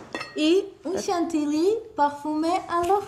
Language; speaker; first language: French; non-native, fluent; Portuguese